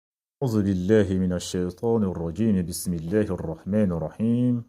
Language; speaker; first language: Arabic; non-native, fluent; Wolof